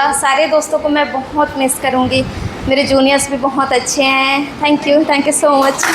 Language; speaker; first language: Hindi; native; Hindi